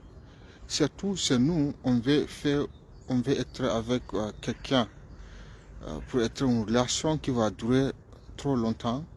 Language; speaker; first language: French; non-native, fluent; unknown